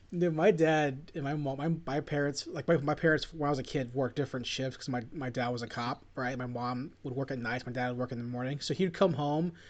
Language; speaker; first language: English; early bilingual, other home language; Filipino